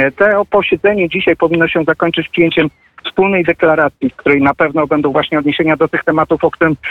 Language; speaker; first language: Polish; native; Polish